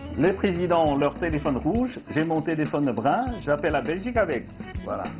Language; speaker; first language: French; non-native, fluent; Chinese